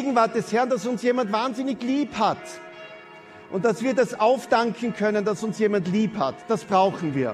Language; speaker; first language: German; native; German